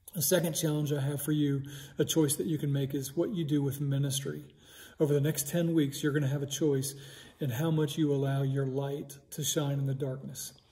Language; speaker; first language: English; native; English